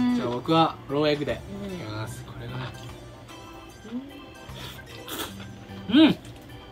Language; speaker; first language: Japanese; native; Japanese